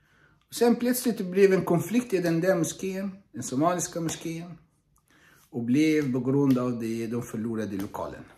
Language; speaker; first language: Swedish; non-native, fluent; Arabic